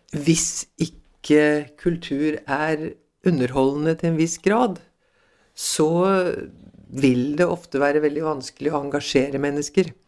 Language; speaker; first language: Norwegian; early bilingual, other home language; Swedish